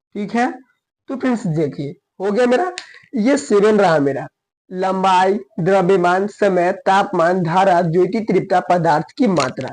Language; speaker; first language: Hindi; native; Hindi